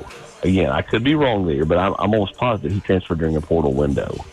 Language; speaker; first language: English; native; English